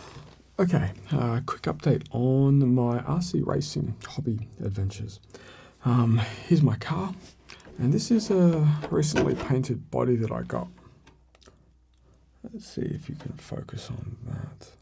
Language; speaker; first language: English; native; English